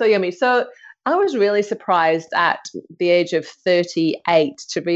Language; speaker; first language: English; native; English